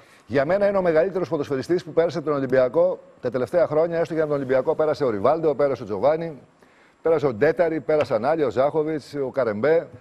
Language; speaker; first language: Greek; native; Greek